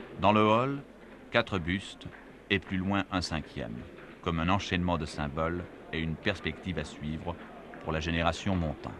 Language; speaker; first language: French; native; French